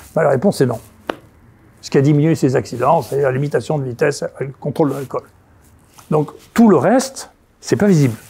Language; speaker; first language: French; native; French